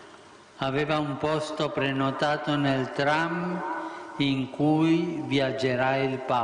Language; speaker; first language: Italian; non-native, fluent; Spanish